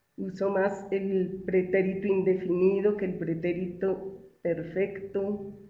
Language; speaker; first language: Spanish; native; Spanish